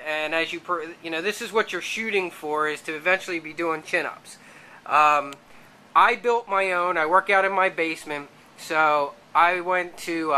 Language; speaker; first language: English; native; English